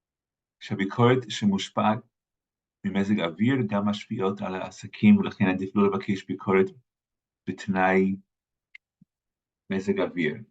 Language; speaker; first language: Hebrew; non-native, fluent; English